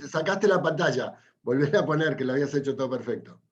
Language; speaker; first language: Spanish; native; Spanish